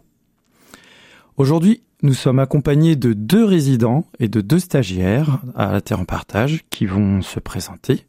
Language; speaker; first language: French; native; French